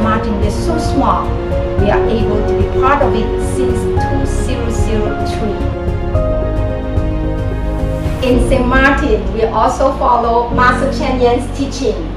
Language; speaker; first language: English; non-native, learner; Chinese